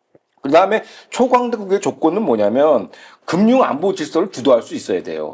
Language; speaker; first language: Korean; native; Korean